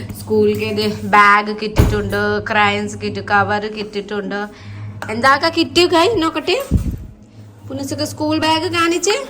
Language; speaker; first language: Malayalam; non-native, learner; Nepali